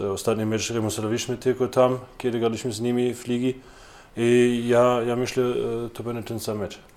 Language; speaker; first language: Polish; non-native, learner; German